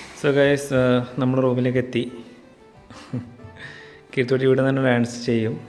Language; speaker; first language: Malayalam; native; Malayalam